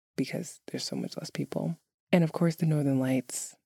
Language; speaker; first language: English; native; English